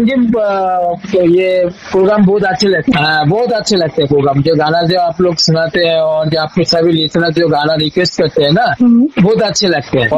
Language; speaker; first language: Hindi; native; Hindi